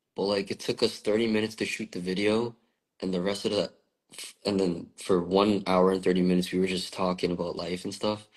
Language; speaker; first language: English; early bilingual, other home language; Korean